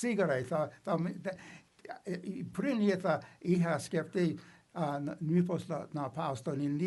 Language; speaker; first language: Greek; non-native, learner; English